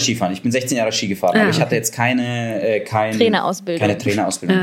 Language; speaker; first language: German; early bilingual, other home language; Russian